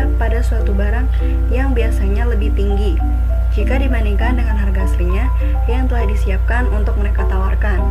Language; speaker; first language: Indonesian; native; Indonesian